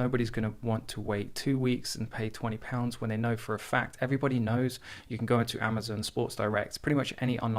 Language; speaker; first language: English; native; English